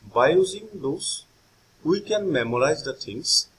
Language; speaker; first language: English; non-native, local second language; Assamese